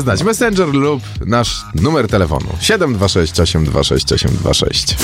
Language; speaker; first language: Polish; native; Polish